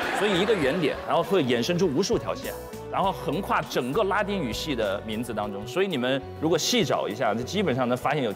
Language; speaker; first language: Chinese; non-native, fluent; Norwegian